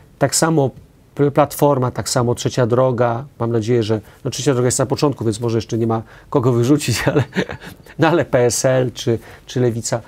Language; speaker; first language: Polish; native; Polish